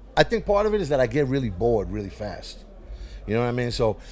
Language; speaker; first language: English; native; English